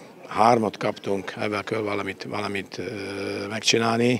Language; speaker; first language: Hungarian; non-native, fluent; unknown